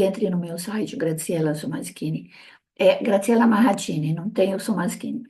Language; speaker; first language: Portuguese; early bilingual, other home language; Italian